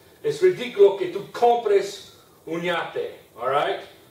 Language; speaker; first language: Spanish; non-native, fluent; English